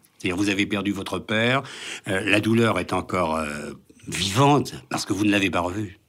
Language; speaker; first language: French; native; French